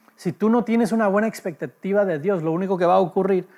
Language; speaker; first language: Spanish; early bilingual, heritage; Spanish